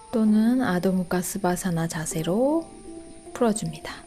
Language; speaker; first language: Korean; native; Korean